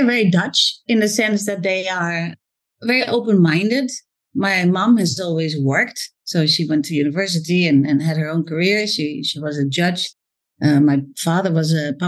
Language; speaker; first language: English; non-native, fluent; Dutch